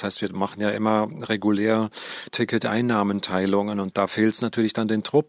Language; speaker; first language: German; native; German